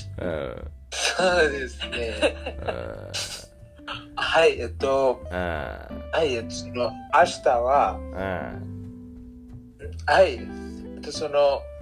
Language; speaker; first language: Japanese; non-native, learner; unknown